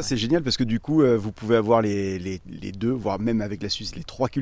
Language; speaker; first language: French; native; French